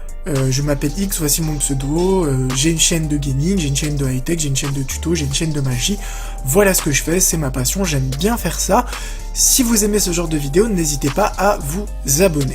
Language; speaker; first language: French; native; French